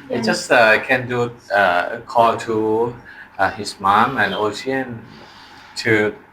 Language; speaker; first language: English; non-native, learner; Thai